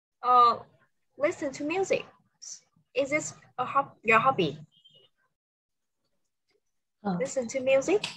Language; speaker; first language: English; non-native, fluent; Vietnamese